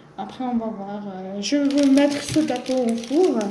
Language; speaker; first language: French; non-native, local second language; Arabic